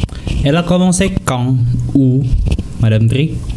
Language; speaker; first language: French; non-native, fluent; Indonesian